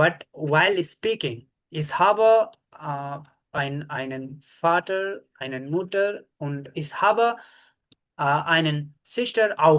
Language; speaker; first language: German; non-native, fluent; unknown